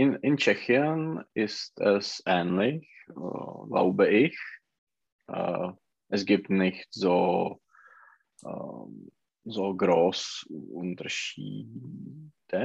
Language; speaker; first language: German; non-native, learner; Czech